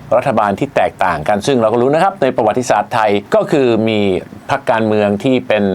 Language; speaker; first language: Thai; native; Thai